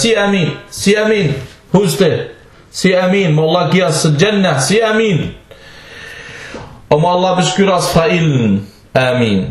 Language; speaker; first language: Danish; early bilingual, other home language; Arabic